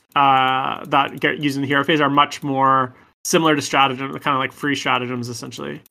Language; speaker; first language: English; native; English